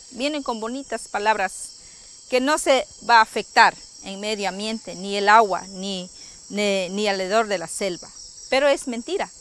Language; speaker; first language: Spanish; non-native, local second language; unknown